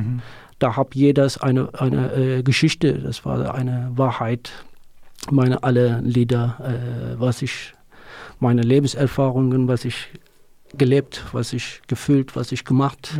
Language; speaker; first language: German; non-native, learner; Kurdish